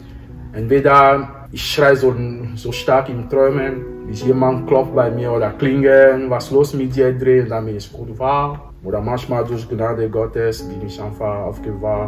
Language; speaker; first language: German; non-native, fluent; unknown